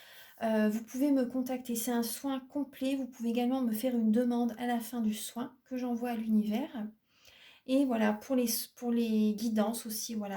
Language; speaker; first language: French; native; French